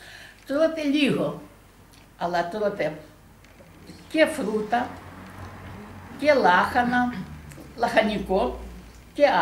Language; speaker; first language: Greek; non-native, learner; Russian